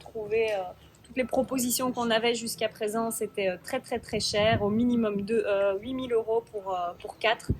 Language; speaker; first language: French; native; French